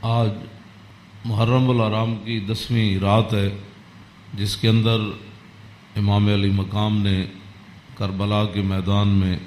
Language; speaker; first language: Urdu; non-native, local second language; Punjabi